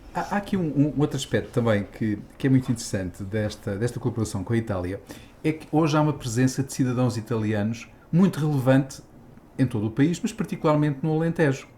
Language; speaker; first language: Portuguese; native; Portuguese